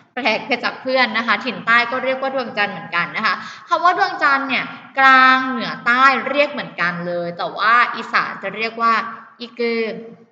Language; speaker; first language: Thai; native; Thai